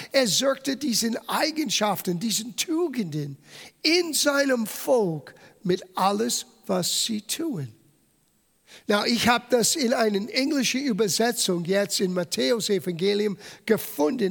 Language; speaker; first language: German; non-native, fluent; English